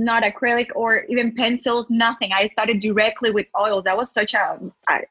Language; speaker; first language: English; non-native, fluent; Spanish